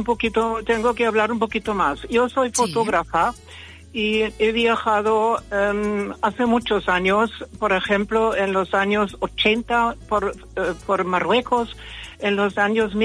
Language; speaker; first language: Spanish; early bilingual, other home language; German